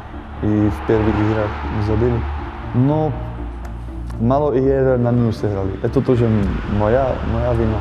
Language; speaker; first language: Russian; non-native, learner; Slovak